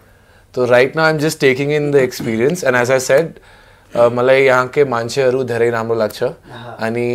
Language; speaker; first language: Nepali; non-native, learner; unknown